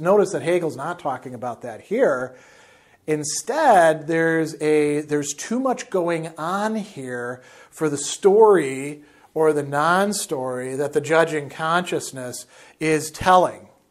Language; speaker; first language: English; native; English